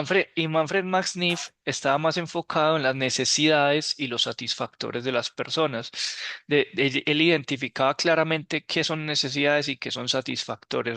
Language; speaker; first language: Spanish; native; Spanish